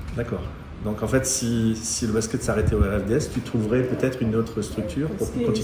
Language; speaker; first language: French; native; French